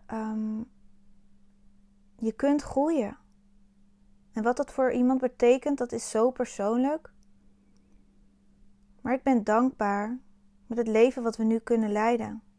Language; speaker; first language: Dutch; native; Dutch